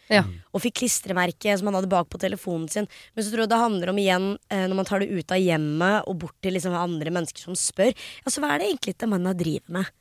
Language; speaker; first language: Norwegian; early bilingual, other home language; Hindi